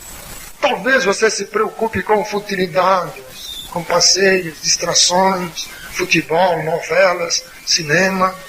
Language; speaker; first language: Portuguese; native; Portuguese